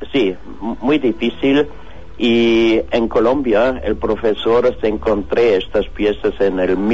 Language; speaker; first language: Spanish; non-native, learner; German